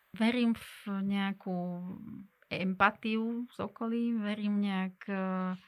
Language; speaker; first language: Slovak; non-native, local second language; Hungarian